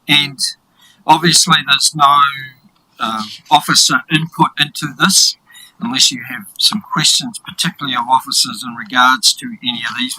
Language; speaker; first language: English; native; English